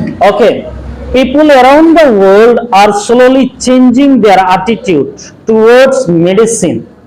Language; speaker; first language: English; non-native, local second language; Bangla